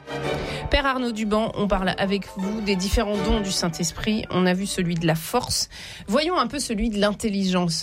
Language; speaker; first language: French; native; French